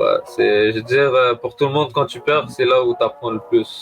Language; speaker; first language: French; native; French